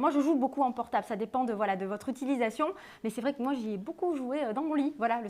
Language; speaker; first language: French; native; French